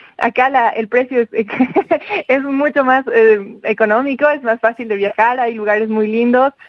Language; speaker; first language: Spanish; native; Spanish